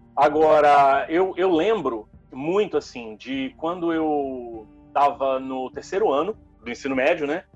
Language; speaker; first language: Portuguese; native; Portuguese